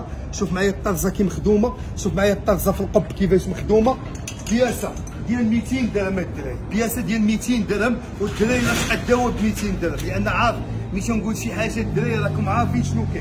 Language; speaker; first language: Arabic; native; Arabic